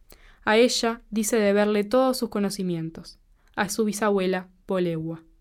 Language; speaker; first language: Spanish; native; Spanish